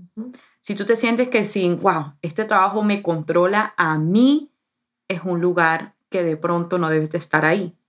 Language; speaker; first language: Spanish; early bilingual, heritage; Spanish